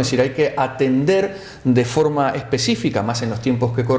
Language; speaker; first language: Spanish; native; Spanish